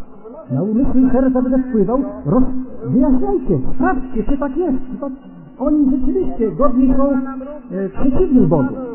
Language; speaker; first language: Polish; native; Polish